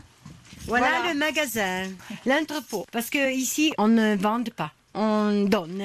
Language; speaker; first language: French; non-native, fluent; Italian